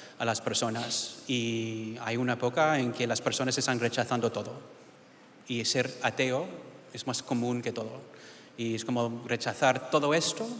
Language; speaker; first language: Spanish; early bilingual, heritage; English